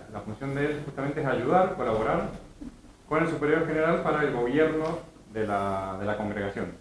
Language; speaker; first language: Spanish; native; Spanish